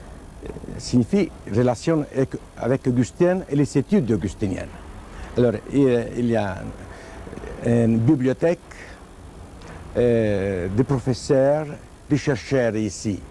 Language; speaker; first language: French; non-native, fluent; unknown